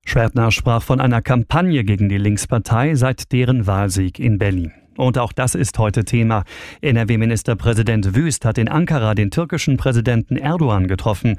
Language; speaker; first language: German; native; German